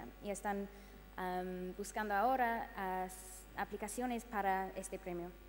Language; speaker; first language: Spanish; non-native, fluent; English